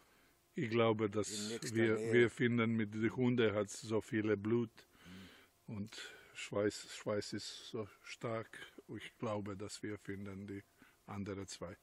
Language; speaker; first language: German; non-native, learner; Croatian